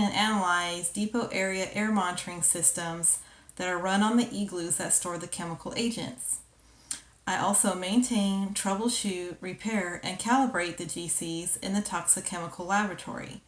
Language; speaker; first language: English; native; English